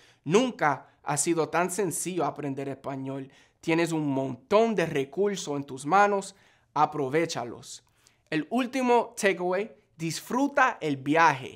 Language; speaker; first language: Spanish; non-native, fluent; English